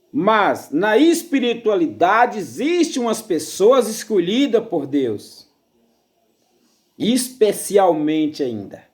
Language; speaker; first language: Portuguese; native; Portuguese